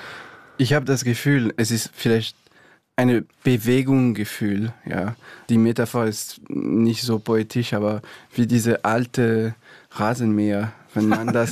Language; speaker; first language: German; non-native, fluent; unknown